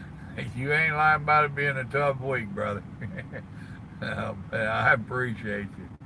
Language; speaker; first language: English; native; English